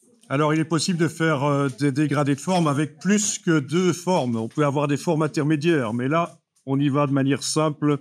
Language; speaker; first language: French; native; French